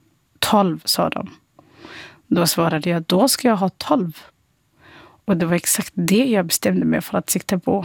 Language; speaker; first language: Swedish; non-native, fluent; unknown